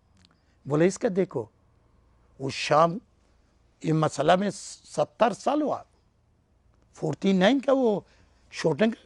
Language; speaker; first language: Hindi; non-native, learner; Persian